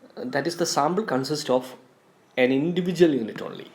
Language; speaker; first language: English; non-native, local second language; Malayalam